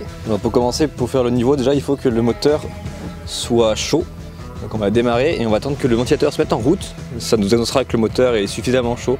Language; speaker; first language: French; native; French